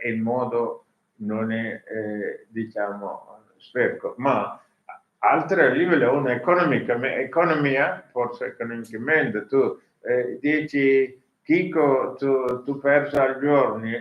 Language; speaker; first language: Italian; non-native, learner; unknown